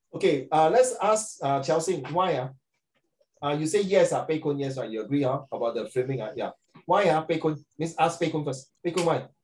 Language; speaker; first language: English; non-native, local second language; Chinese